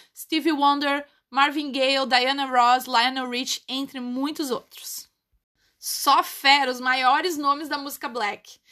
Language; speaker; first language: Portuguese; native; Portuguese